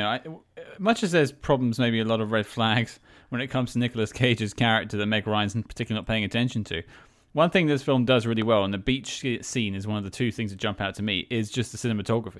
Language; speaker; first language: English; native; English